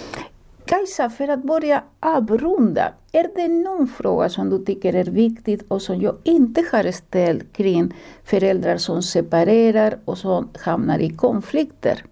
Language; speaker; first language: Swedish; non-native, fluent; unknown